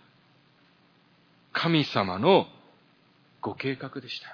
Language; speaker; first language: Japanese; early bilingual, heritage; Japanese